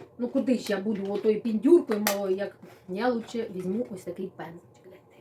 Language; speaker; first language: Ukrainian; native; Ukrainian